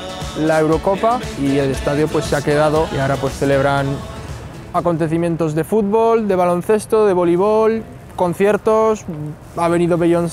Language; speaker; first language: Spanish; native; Spanish